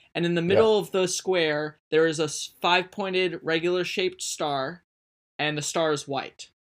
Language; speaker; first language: English; native; English